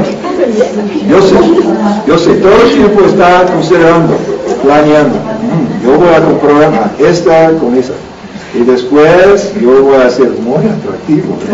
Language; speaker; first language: Spanish; non-native, learner; English